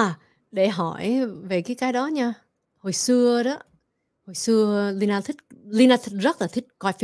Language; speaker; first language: Vietnamese; early bilingual, heritage; Vietnamese